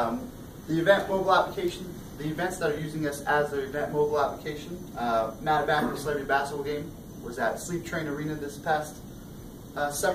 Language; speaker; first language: English; native; English